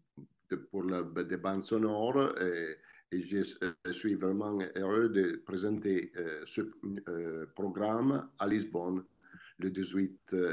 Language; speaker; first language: French; non-native, fluent; Italian